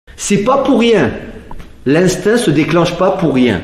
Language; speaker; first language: French; native; French